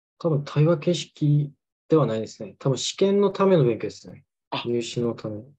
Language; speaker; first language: Japanese; non-native, fluent; Korean